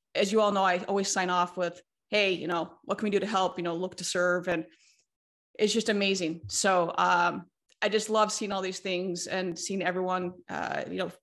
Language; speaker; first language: English; native; English